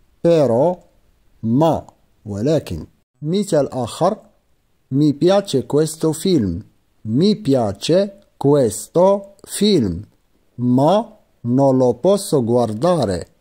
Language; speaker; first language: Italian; non-native, fluent; Arabic